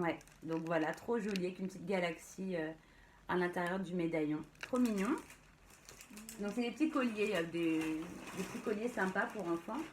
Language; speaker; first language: French; native; French